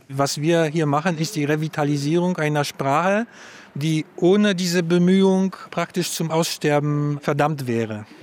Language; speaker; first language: German; early bilingual, other home language; Polish